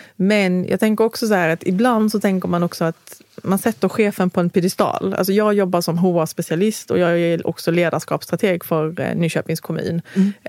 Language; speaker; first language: Swedish; early bilingual, other home language; Arabic